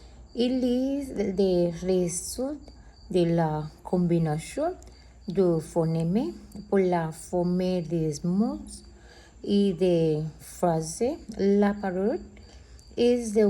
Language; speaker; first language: French; non-native, learner; Spanish